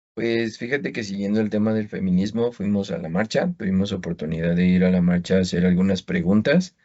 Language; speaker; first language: Spanish; native; Spanish